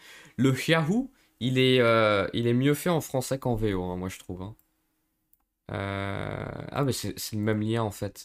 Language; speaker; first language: French; native; French